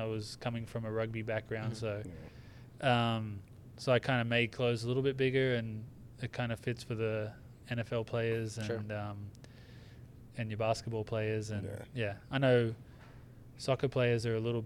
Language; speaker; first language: English; native; English